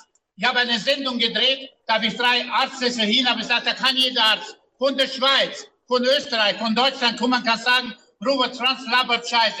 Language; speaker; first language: German; non-native, fluent; Romanian